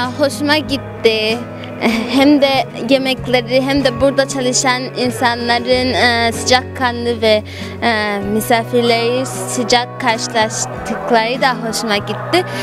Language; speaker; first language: Turkish; non-native, fluent; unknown